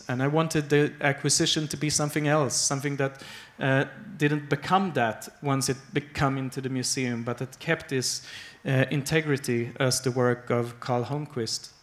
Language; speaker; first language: English; non-native, fluent; Swedish